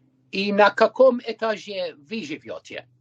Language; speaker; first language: Russian; non-native, learner; English